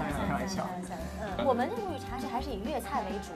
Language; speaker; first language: Chinese; native; Chinese